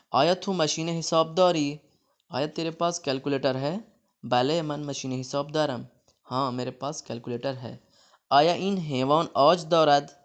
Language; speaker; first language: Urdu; native; Urdu